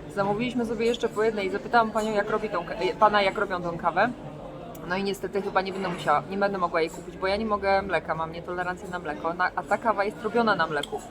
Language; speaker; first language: Polish; native; Polish